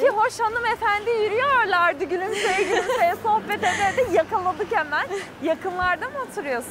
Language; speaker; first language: Turkish; native; Turkish